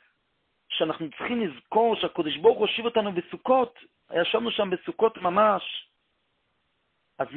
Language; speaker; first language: Hebrew; non-native, local second language; Yiddish